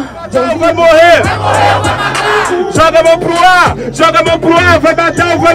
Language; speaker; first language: Portuguese; native; Portuguese